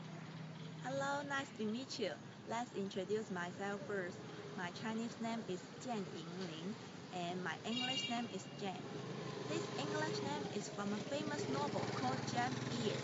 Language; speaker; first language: English; non-native, learner; Chinese